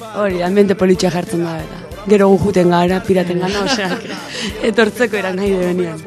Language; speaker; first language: Basque; native; Basque